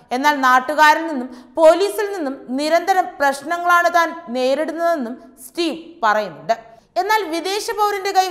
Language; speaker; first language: Malayalam; native; Malayalam